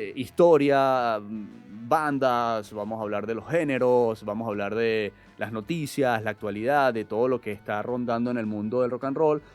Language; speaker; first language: Spanish; native; Spanish